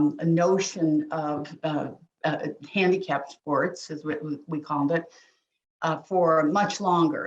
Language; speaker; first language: English; native; English